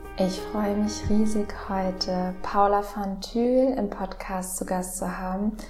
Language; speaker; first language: German; native; German